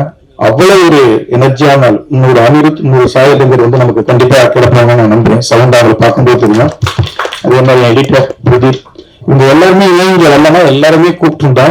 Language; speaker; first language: Tamil; native; Tamil